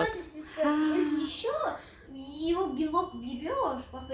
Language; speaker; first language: Russian; non-native, local second language; Azerbaijani